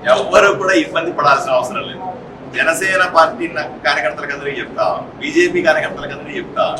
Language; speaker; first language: Telugu; native; Telugu